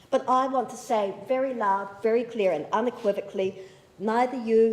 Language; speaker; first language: English; native; English